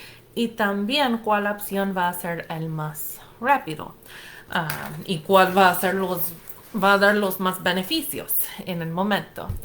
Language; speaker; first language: Spanish; non-native, fluent; English